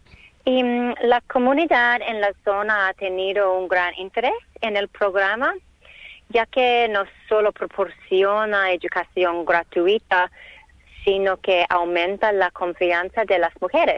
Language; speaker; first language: Spanish; non-native, learner; English